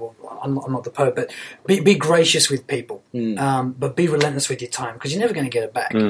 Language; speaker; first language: English; native; English